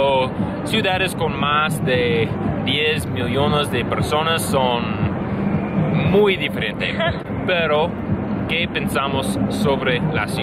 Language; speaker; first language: Spanish; non-native, learner; English